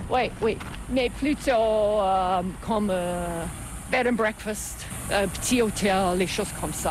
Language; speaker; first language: French; non-native, fluent; English